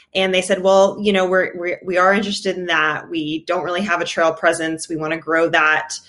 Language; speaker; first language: English; native; English